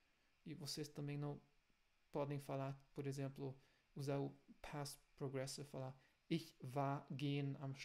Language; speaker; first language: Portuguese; non-native, fluent; German